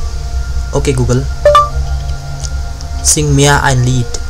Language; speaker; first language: German; non-native, learner; Indonesian